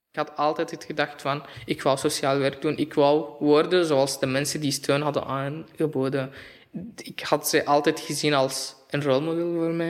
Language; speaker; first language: Dutch; non-native, fluent; Arabic